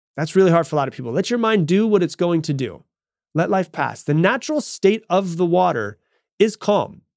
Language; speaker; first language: English; native; English